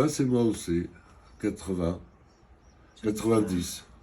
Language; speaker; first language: French; non-native, fluent; Georgian